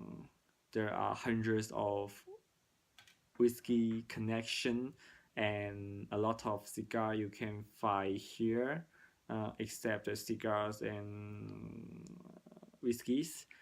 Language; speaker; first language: English; non-native, learner; Cantonese